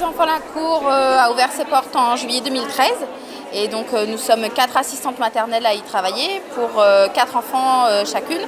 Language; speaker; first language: French; native; French